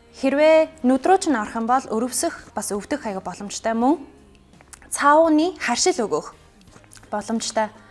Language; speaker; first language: Mongolian; non-native, fluent; English